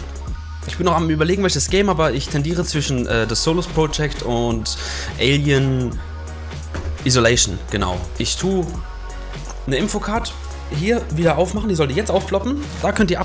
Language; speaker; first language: German; native; German